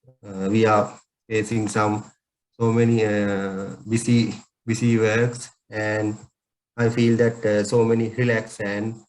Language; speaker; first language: English; non-native, learner; Sinhala